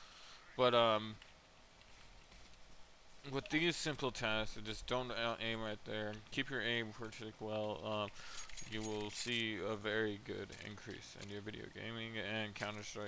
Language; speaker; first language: English; native; English